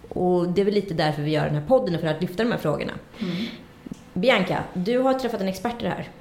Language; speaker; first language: Swedish; native; Swedish